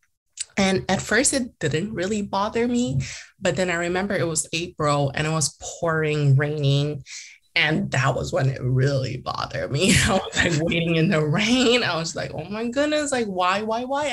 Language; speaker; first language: English; early bilingual, other home language; Chinese